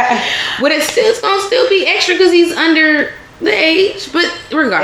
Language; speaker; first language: English; native; English